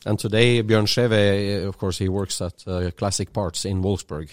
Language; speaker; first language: English; non-native, fluent; Norwegian